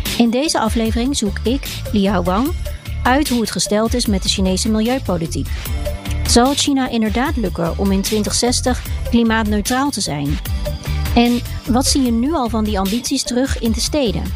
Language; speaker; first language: Dutch; native; Dutch